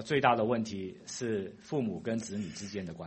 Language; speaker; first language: Chinese; non-native, fluent; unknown